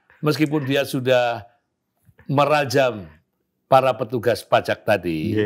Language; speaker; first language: Indonesian; non-native, local second language; Javanese